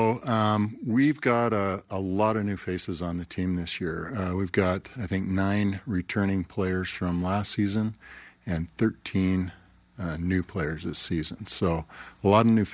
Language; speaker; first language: English; native; English